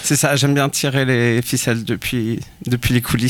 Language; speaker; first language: French; native; French